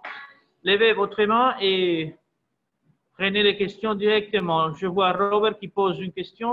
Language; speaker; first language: French; non-native, fluent; Spanish